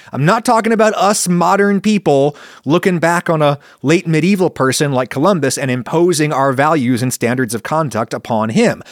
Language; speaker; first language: English; early bilingual, other home language; Italian